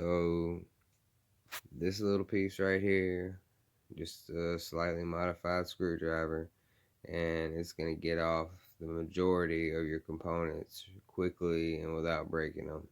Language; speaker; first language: English; native; English